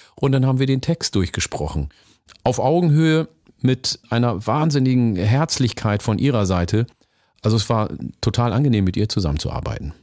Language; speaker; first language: German; early bilingual, other home language; Oromo